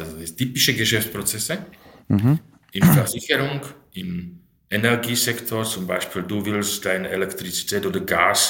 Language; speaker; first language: German; non-native, fluent; Slovak